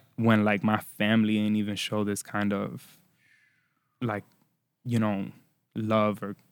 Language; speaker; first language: English; early bilingual, other home language; Spanish